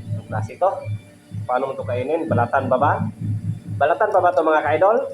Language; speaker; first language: Filipino; non-native, local second language; Cebuano